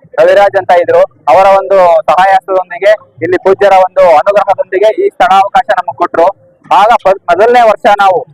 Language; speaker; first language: Kannada; native; Kannada